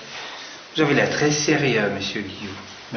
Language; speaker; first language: French; non-native, fluent; English